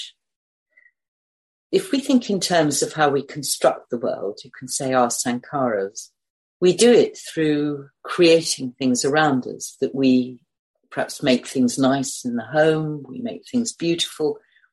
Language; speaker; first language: English; native; English